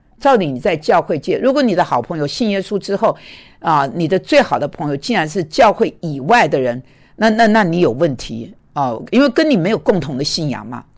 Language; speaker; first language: Chinese; native; Chinese